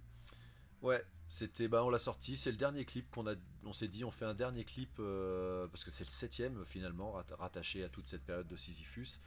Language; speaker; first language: French; native; French